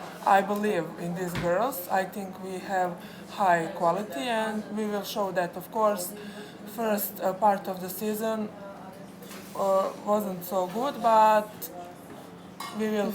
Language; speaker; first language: English; non-native, fluent; Serbian